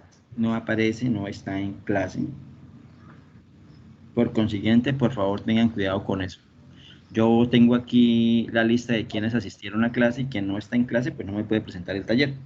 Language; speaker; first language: Spanish; native; Spanish